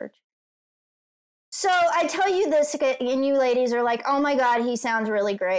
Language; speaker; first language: English; native; English